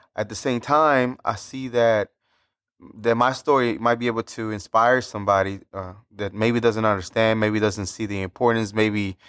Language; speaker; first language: English; early bilingual, other home language; Spanish